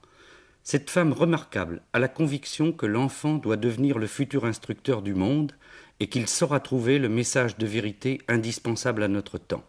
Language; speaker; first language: French; native; French